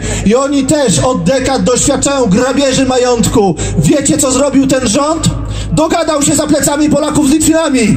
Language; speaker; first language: Polish; native; Polish